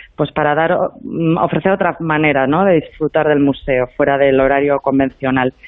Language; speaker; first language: Spanish; native; Spanish